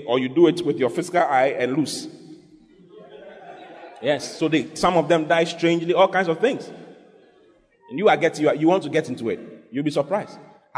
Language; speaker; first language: English; non-native, local second language; Akan